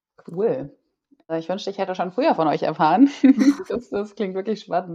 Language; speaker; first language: German; native; German